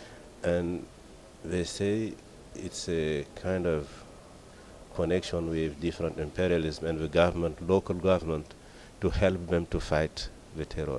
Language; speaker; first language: English; non-native, learner; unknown